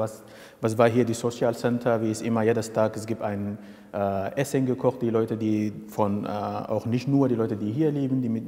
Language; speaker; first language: German; non-native, fluent; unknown